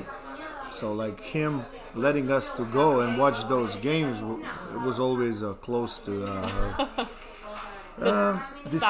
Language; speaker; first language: English; non-native, fluent; Serbian